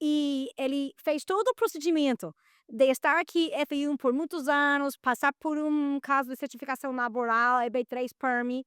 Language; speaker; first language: Portuguese; non-native, fluent; Spanish